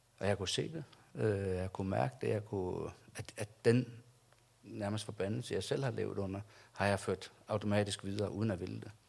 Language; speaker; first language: Danish; non-native, local second language; Faroese